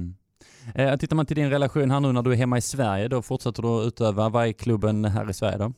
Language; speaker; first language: Swedish; native; Swedish